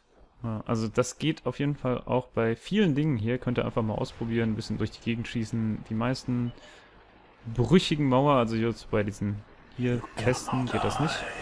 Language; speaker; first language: German; native; German